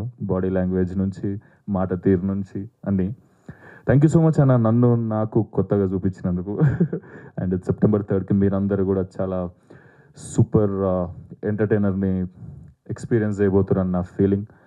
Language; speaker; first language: Telugu; native; Telugu